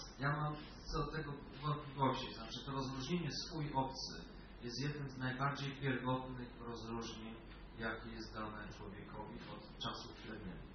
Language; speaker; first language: Polish; native; Polish